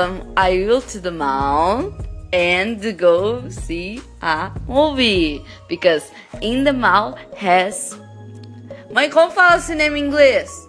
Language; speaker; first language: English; non-native, learner; Portuguese